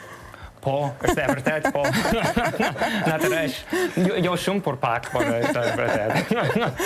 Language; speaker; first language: Albanian; non-native, learner; English